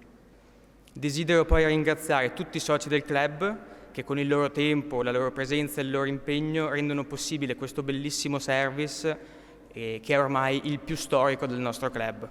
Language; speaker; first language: Italian; native; Italian